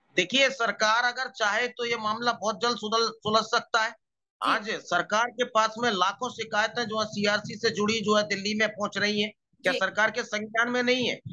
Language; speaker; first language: Hindi; native; Hindi